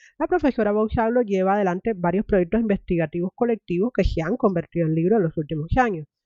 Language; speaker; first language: Spanish; native; Spanish